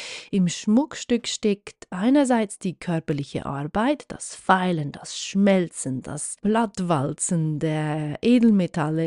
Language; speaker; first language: German; native; German